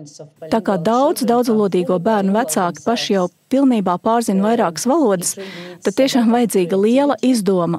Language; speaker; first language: Latvian; native; Latvian